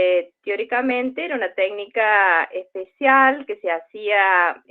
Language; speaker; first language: Spanish; native; Spanish